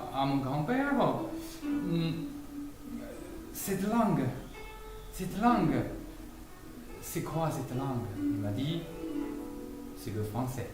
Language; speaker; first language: French; non-native, fluent; Chinese